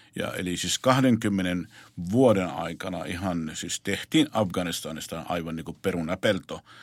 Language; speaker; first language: Finnish; non-native, fluent; Arabic